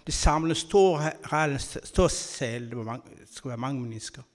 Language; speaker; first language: Danish; non-native, learner; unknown